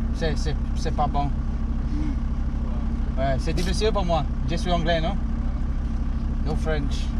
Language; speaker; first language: French; non-native, learner; English